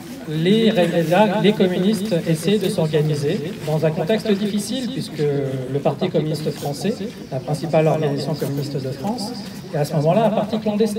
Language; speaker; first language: French; native; French